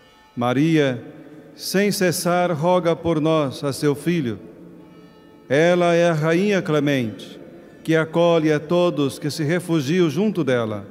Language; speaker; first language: Portuguese; native; Portuguese